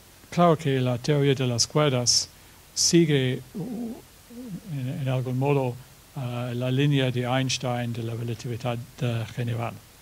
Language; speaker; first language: Spanish; non-native, fluent; English